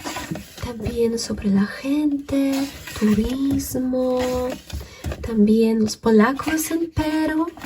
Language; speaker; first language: Spanish; non-native, fluent; Polish